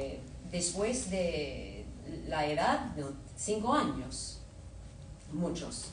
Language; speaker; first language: Spanish; non-native, fluent; English